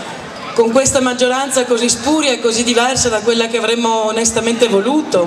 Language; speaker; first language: Italian; native; Italian